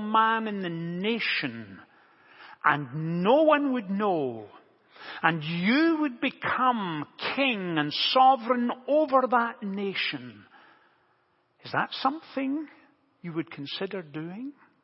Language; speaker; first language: English; native; English